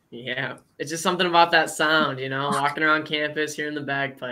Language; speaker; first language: English; native; English